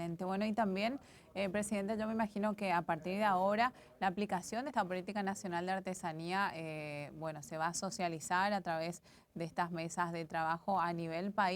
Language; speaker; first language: Spanish; native; Spanish